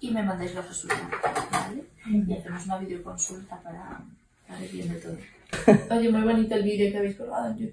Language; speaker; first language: Spanish; native; Spanish